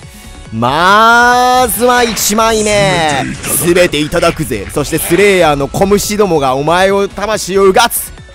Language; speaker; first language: Japanese; native; Japanese